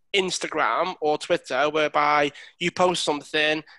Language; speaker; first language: English; native; English